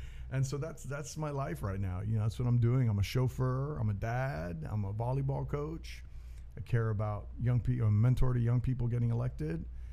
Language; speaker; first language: English; early bilingual, other home language; Spanish